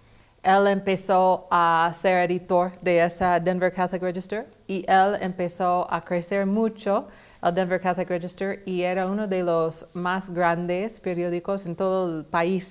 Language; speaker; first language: Spanish; non-native, fluent; English